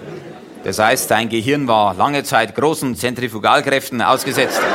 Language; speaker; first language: German; native; German